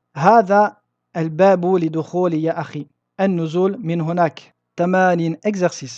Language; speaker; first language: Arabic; non-native, fluent; French